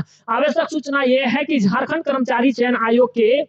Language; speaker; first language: Hindi; native; Hindi